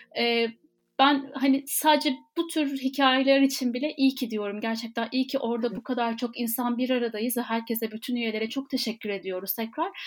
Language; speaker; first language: Turkish; native; Turkish